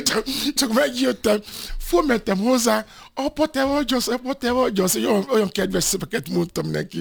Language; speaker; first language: Hungarian; non-native, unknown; Yoruba